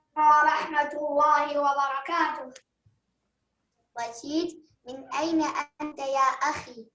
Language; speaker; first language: Arabic; non-native, learner; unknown